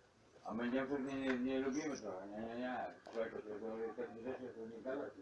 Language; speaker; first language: Polish; native; Polish